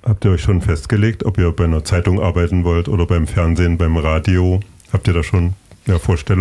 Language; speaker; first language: German; native; German